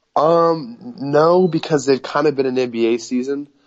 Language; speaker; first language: English; native; English